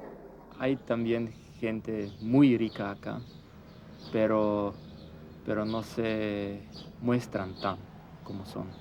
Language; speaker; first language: Spanish; early bilingual, heritage; Plautdietsch